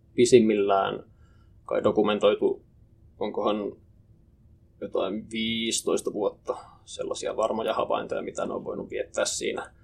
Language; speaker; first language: Finnish; native; Finnish